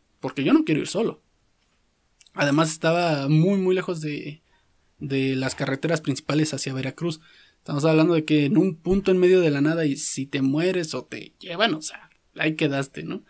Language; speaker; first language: Spanish; native; Spanish